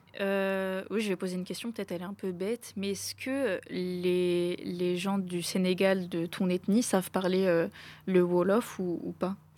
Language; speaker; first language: French; native; French